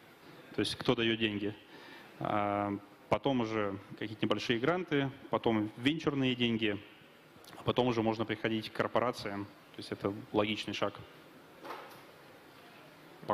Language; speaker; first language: Russian; native; Russian